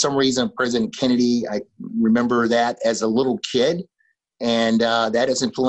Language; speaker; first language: English; native; English